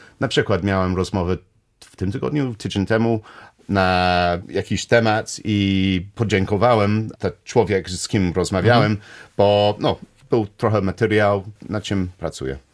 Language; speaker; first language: Polish; non-native, learner; English